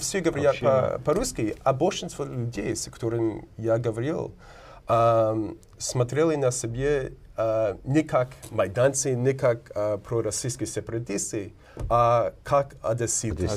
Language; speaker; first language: Russian; non-native, learner; English